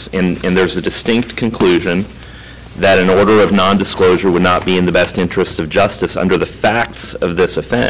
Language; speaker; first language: English; native; English